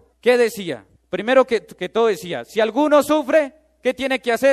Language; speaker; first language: Spanish; native; Spanish